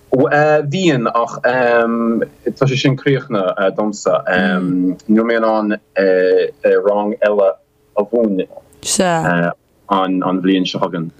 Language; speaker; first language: Irish; non-native, fluent; English